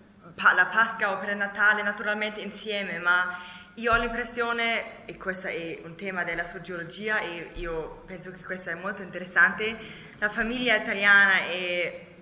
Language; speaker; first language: Italian; non-native, learner; German